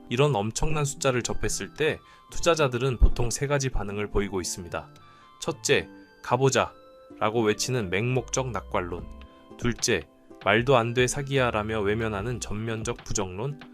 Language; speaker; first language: Korean; native; Korean